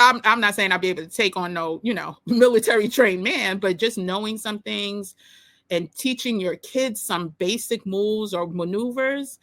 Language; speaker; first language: English; native; English